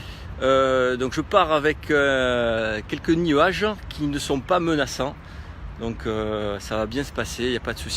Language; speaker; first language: French; native; French